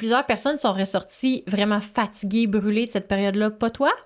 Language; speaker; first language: French; native; French